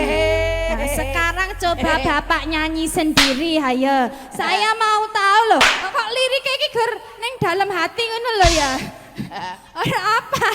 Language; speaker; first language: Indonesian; non-native, local second language; Javanese